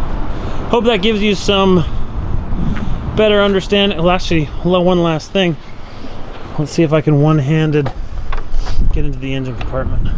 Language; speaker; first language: English; native; English